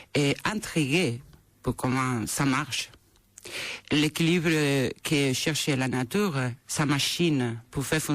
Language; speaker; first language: French; non-native, fluent; Spanish